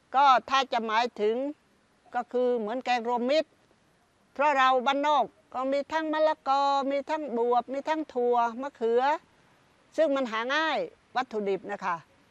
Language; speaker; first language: Thai; non-native, local second language; Khmer